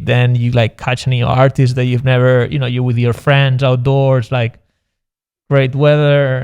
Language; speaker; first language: English; non-native, fluent; Spanish